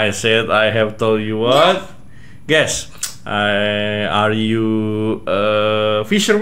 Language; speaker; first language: English; non-native, learner; Indonesian